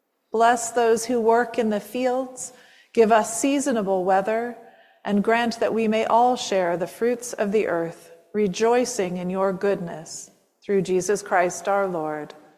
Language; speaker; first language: English; native; English